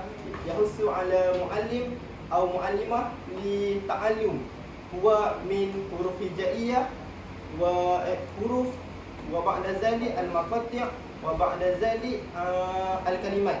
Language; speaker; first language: Arabic; non-native, learner; Malay